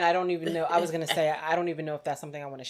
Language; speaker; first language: English; native; English